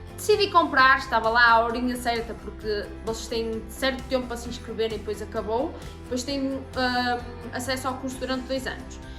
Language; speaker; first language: Portuguese; native; Portuguese